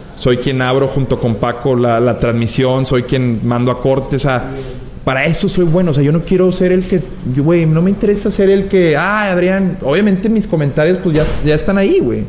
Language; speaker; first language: Spanish; native; Spanish